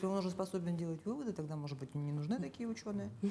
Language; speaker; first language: Russian; native; Russian